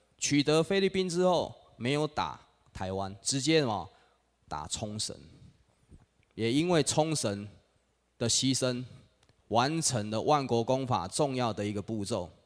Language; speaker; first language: Chinese; native; Chinese